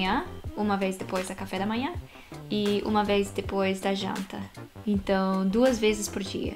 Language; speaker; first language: Portuguese; non-native, fluent; Japanese